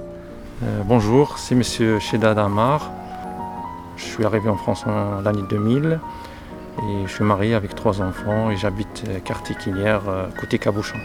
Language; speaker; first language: French; non-native, local second language; Arabic